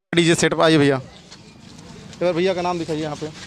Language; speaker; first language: Hindi; native; Hindi